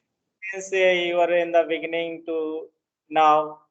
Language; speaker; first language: English; non-native, learner; Hindi